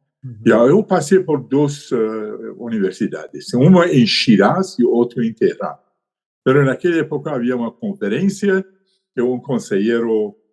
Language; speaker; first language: Spanish; non-native, fluent; Persian